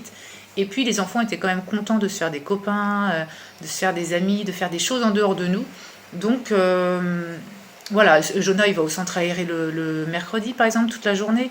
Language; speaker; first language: French; native; French